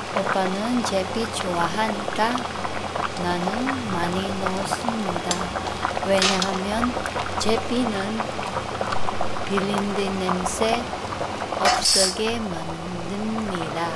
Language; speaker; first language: Korean; non-native, learner; Filipino